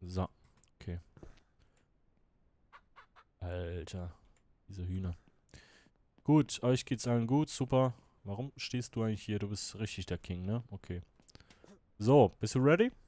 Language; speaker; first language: German; native; German